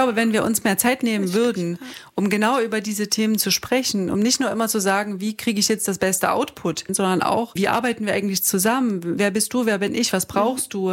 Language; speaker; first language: German; native; German